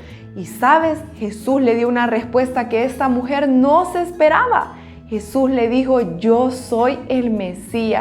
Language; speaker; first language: Spanish; native; Spanish